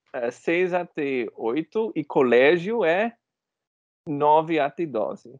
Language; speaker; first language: Portuguese; non-native, fluent; English